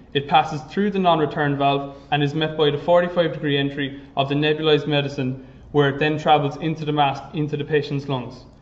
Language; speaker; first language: English; native; English